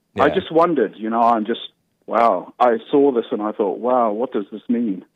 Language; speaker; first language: English; native; English